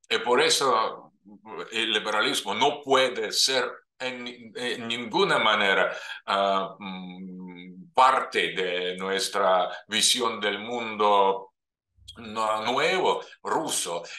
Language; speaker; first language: Spanish; non-native, fluent; Russian